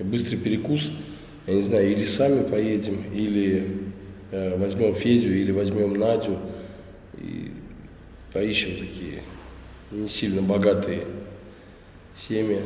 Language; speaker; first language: Russian; native; Russian